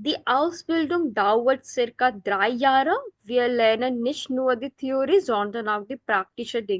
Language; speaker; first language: German; non-native, fluent; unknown